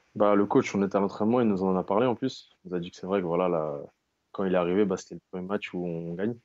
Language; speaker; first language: French; native; French